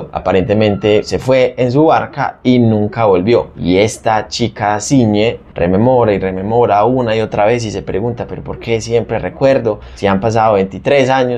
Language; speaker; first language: Spanish; native; Spanish